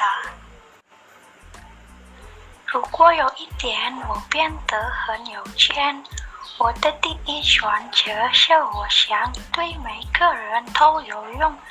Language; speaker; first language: Chinese; non-native, learner; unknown